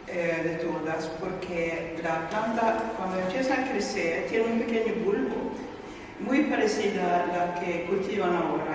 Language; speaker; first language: Spanish; non-native, fluent; Swedish